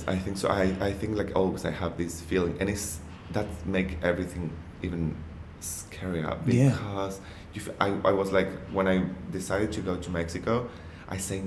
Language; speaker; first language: English; non-native, learner; Spanish